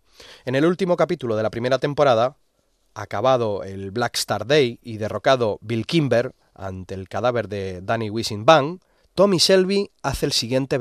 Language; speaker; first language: Spanish; native; Spanish